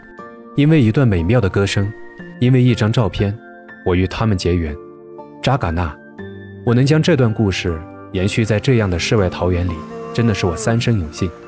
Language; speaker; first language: Chinese; native; Chinese